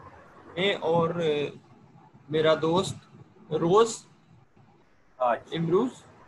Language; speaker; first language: Persian; non-native, learner; Urdu